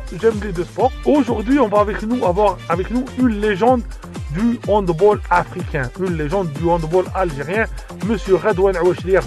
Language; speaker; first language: French; non-native, local second language; Arabic